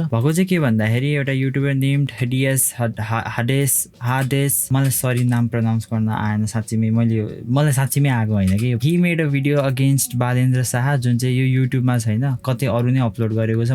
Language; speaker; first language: Nepali; native; Nepali